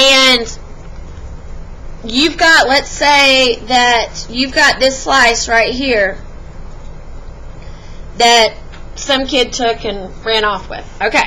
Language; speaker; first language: English; native; English